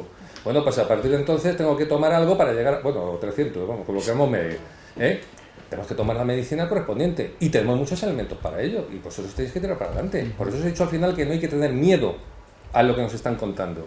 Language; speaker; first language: Spanish; native; Spanish